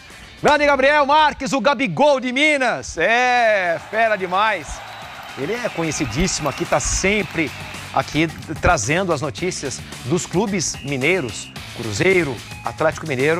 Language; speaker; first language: Portuguese; native; Portuguese